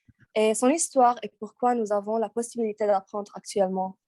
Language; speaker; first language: French; non-native, local second language; Arabic